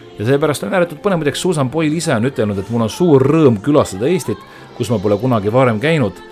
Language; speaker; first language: Estonian; native; Estonian